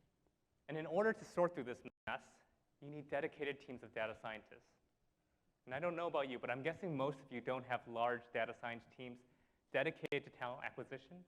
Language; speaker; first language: English; native; English